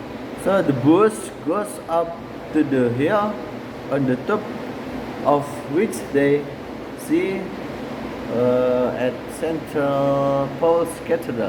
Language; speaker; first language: English; non-native, learner; Indonesian